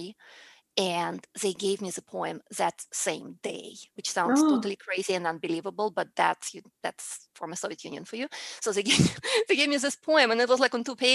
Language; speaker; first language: English; non-native, fluent; Russian